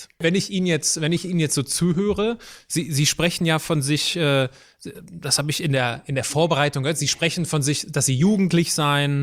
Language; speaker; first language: German; native; German